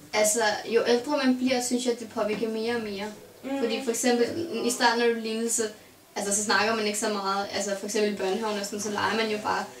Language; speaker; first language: Danish; early bilingual, other home language; Urdu